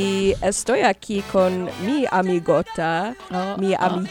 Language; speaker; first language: Spanish; non-native, learner; English